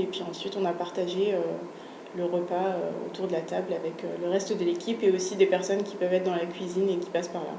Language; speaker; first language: French; native; French